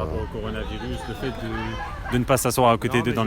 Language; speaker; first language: French; native; French